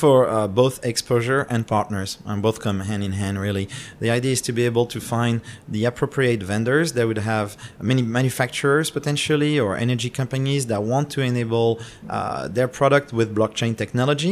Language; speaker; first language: English; non-native, fluent; French